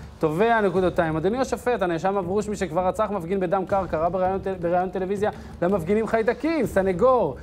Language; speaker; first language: Hebrew; native; Hebrew